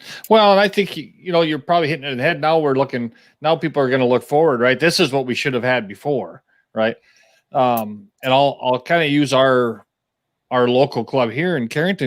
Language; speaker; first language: English; native; English